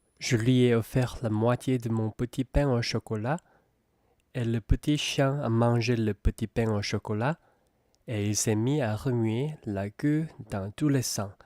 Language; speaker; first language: French; non-native, fluent; Korean